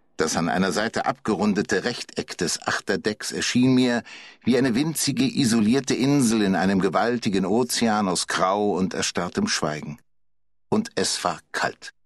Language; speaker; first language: German; native; German